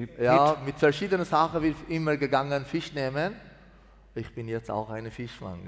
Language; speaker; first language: German; non-native, learner; Persian